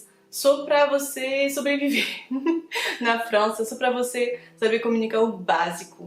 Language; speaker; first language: Portuguese; non-native, fluent; French